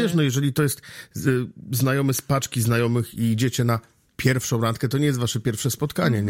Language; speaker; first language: Polish; native; Polish